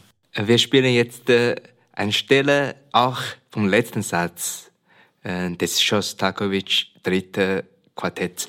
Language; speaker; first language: German; non-native, fluent; Chinese